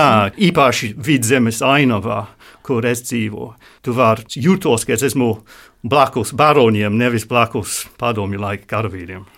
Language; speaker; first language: Latvian; non-native, learner; English